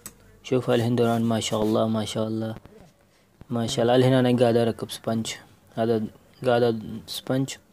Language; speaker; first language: Arabic; non-native, learner; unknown